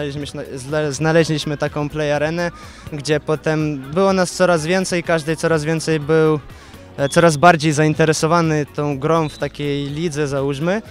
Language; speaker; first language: Polish; non-native, fluent; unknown